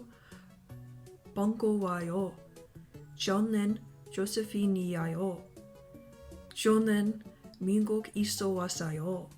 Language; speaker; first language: Korean; non-native, learner; English